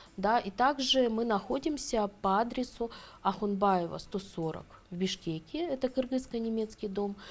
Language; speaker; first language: Russian; native; Russian